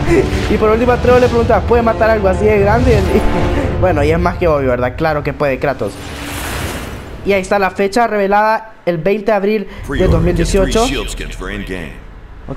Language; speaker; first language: Spanish; native; Spanish